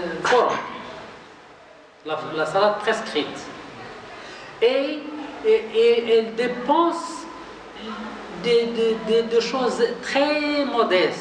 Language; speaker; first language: French; non-native, local second language; Arabic